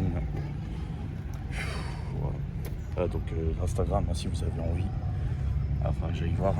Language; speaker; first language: French; native; French